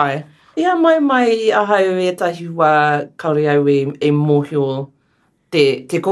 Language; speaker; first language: Māori; non-native, learner; English